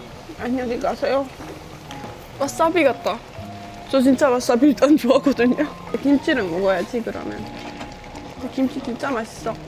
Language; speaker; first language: Korean; non-native, fluent; Estonian